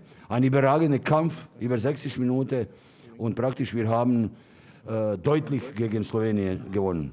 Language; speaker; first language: German; non-native, fluent; Russian